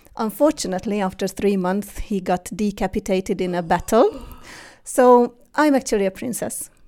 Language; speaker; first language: English; non-native, fluent; Hungarian